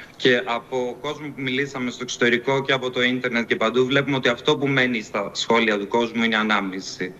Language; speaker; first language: Greek; native; Greek